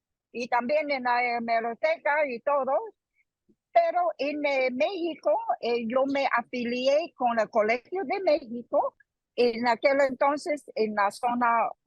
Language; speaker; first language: Spanish; non-native, fluent; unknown